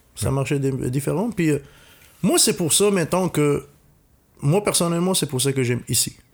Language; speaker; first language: French; non-native, local second language; Arabic